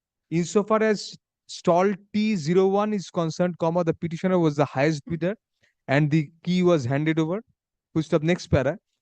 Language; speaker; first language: English; non-native, local second language; Bangla